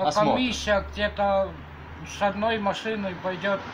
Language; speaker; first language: Polish; non-native, learner; Russian